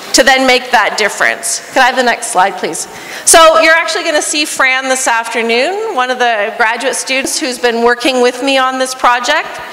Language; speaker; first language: English; native; English